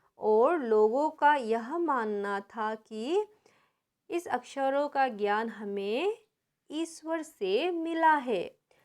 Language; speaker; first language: Hindi; non-native, local second language; Nepali